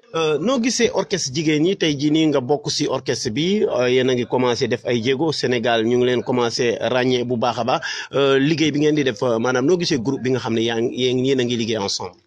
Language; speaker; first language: Wolof; non-native, local second language; Serer